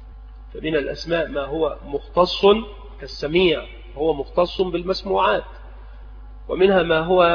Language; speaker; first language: Arabic; native; Arabic